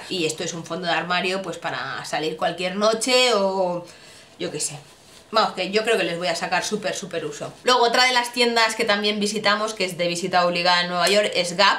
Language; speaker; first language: Spanish; native; Spanish